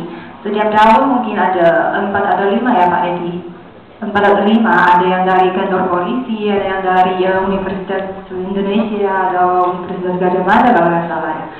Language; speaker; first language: Indonesian; non-native, fluent; Chinese